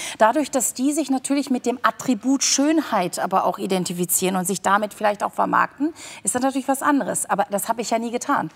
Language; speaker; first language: German; early bilingual, other home language; Turkish